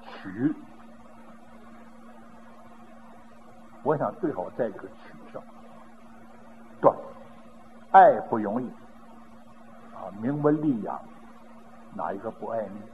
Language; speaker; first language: Chinese; native; Chinese